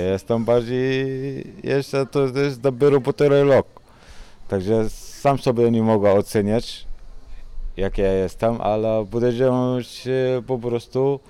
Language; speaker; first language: Polish; non-native, learner; Arabic